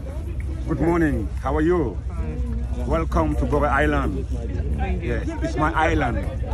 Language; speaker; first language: English; non-native, fluent; Wolof